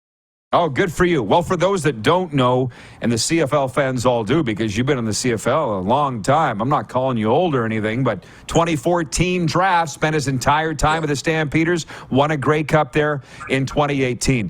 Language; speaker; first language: English; native; English